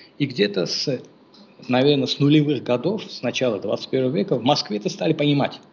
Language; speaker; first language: Russian; non-native, local second language; Azerbaijani